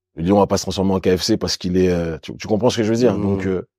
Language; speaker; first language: French; native; French